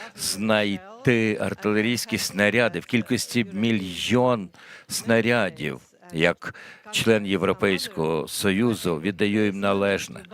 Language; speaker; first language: Ukrainian; non-native, fluent; Latvian